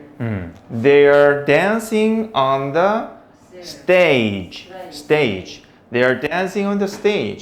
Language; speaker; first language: English; non-native, fluent; Korean